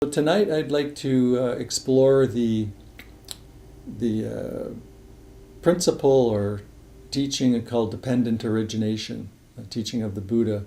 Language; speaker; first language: English; native; English